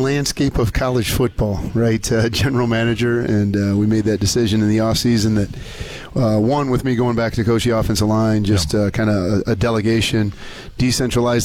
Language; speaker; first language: English; native; English